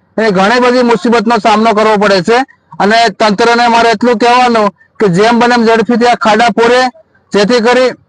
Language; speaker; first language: Gujarati; native; Gujarati